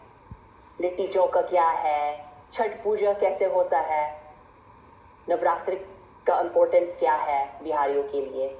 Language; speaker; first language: Hindi; non-native, fluent; English